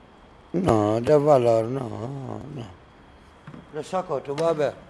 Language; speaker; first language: Spanish; non-native, learner; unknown